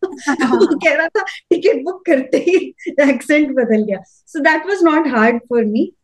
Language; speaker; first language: Hindi; native; Hindi